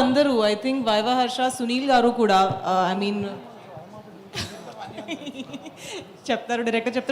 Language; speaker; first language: Telugu; non-native, fluent; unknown